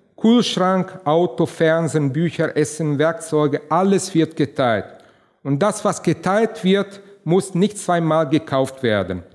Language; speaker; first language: German; non-native, fluent; Italian